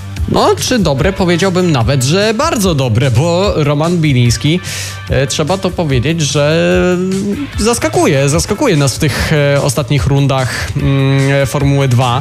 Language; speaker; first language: Polish; native; Polish